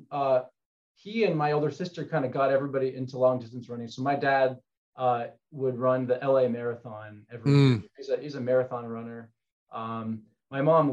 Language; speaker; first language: English; native; English